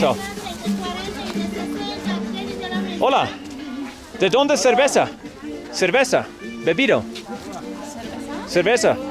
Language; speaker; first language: Spanish; non-native, learner; English